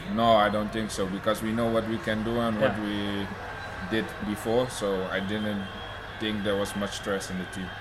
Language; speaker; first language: English; non-native, fluent; Dutch